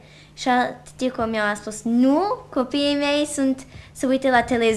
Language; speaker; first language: Romanian; early bilingual, heritage; Romanian